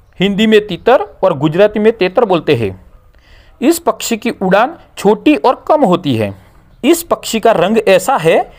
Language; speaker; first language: Hindi; non-native, local second language; Gujarati